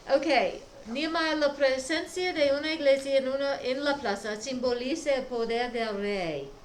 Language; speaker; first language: Spanish; non-native, fluent; English